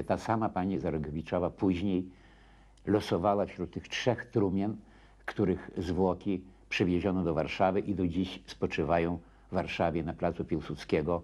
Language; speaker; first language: Polish; native; Polish